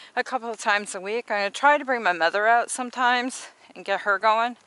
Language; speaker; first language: English; native; English